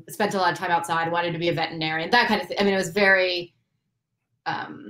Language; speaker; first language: English; native; English